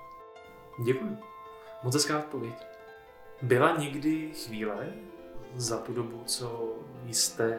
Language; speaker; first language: Czech; native; Czech